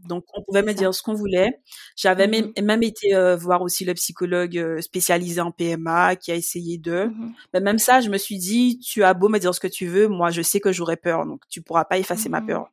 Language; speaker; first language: French; native; French